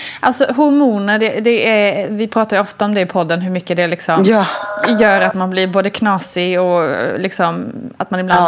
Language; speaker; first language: Swedish; native; Swedish